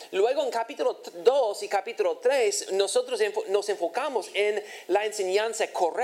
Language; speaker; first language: Spanish; non-native, fluent; English